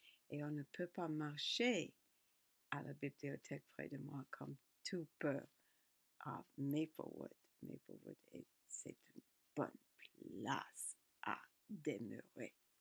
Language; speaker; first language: French; non-native, learner; English